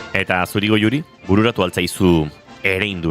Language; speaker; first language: Basque; native; Basque